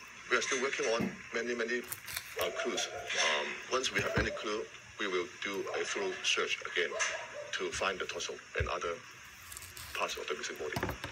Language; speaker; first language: English; non-native, local second language; Cantonese